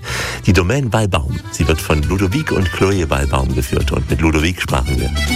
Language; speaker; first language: German; native; German